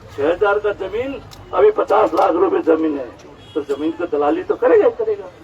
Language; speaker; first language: Nepali; native; Nepali